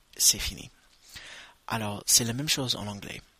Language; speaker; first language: French; non-native, fluent; English